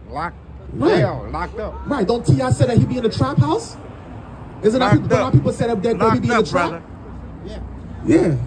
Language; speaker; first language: English; native; English